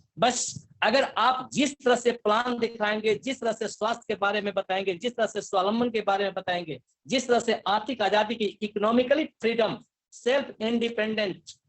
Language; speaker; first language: Hindi; native; Hindi